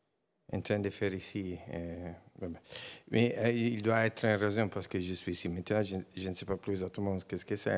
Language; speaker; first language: French; non-native, learner; Italian